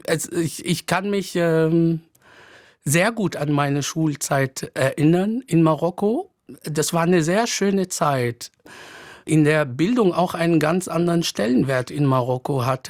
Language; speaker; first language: German; non-native, fluent; Arabic